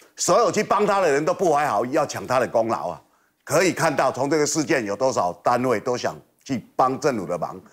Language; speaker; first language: Chinese; native; Chinese